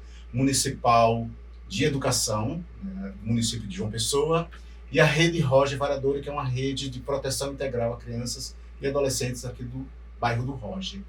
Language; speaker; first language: Portuguese; native; Portuguese